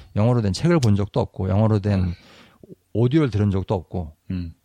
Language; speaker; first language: Korean; native; Korean